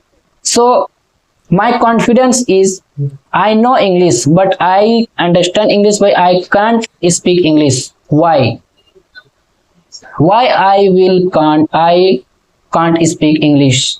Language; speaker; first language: English; non-native, learner; Hindi